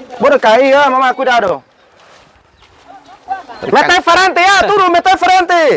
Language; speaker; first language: Portuguese; non-native, learner; Vietnamese